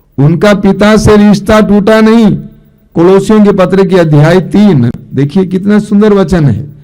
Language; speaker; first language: Hindi; non-native, local second language; Malayalam